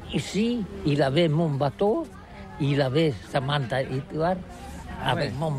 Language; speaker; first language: French; non-native, learner; Catalan